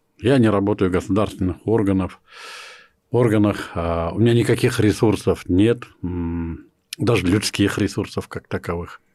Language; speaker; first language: Russian; non-native, local second language; Kyrgyz